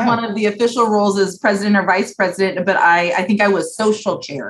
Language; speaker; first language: English; native; English